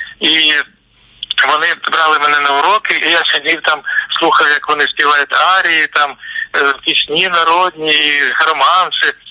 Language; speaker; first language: Ukrainian; native; Ukrainian